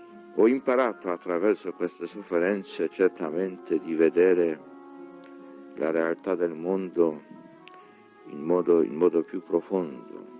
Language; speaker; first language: Italian; non-native, fluent; Polish